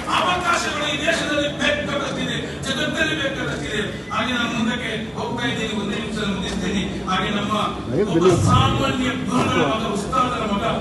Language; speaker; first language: Kannada; non-native, local second language; Malayalam